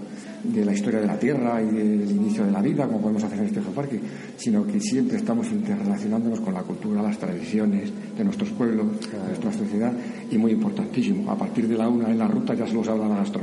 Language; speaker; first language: Spanish; native; Spanish